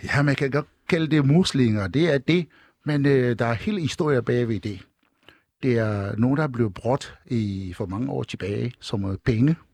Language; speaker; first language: Danish; non-native, fluent; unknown